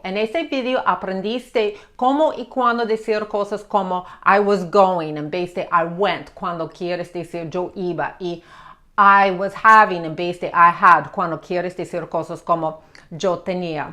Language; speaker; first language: Spanish; non-native, fluent; English